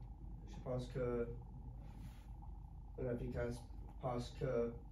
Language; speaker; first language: French; non-native, learner; English